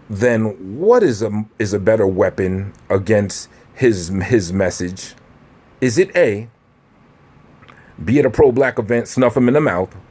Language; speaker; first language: English; native; English